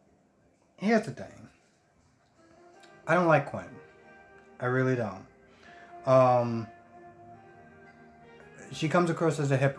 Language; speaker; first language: English; native; English